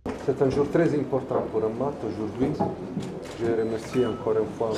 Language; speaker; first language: French; non-native, fluent; Italian